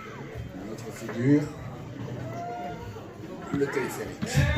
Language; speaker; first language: French; native; French